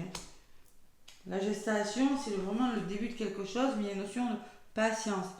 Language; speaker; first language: French; native; French